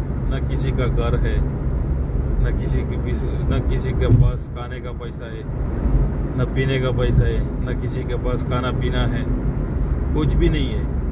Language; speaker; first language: Hindi; non-native, local second language; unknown